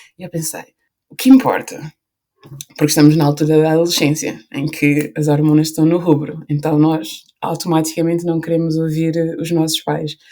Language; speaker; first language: Portuguese; early bilingual, other home language; Upper Guinea Crioulo